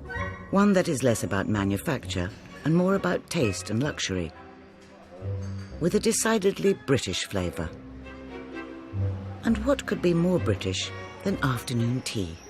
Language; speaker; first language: English; native; English